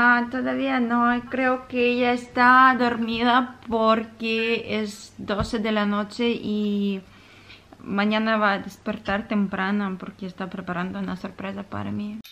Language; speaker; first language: Spanish; non-native, fluent; Russian